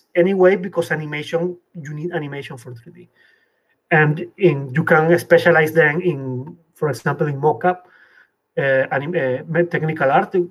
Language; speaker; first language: English; non-native, fluent; Spanish